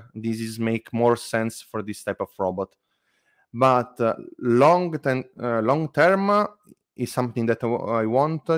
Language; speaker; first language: English; non-native, learner; Italian